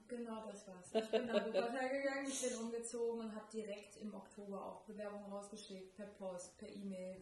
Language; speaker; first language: German; native; German